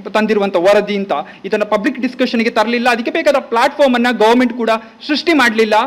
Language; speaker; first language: Kannada; native; Kannada